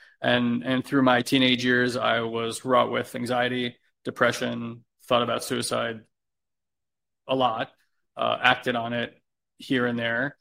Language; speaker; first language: English; native; English